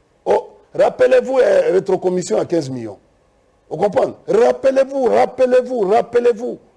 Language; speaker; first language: French; non-native, local second language; Lingala